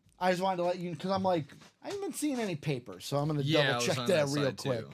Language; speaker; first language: English; native; English